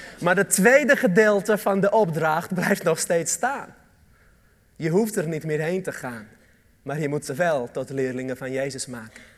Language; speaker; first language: Dutch; early bilingual, other home language; Armenian